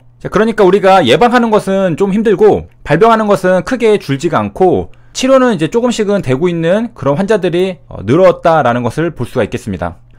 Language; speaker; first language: Korean; native; Korean